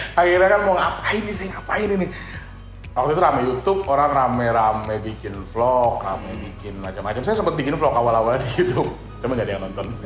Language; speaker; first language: Indonesian; non-native, local second language; Banjar